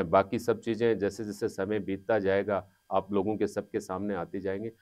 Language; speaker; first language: Hindi; native; Hindi